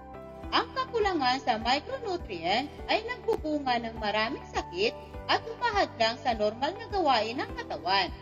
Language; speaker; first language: Filipino; native; Filipino